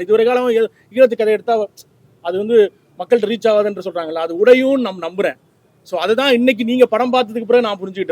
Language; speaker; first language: Tamil; native; Tamil